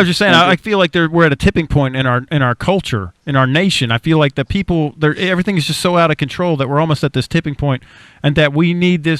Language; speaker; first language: English; native; English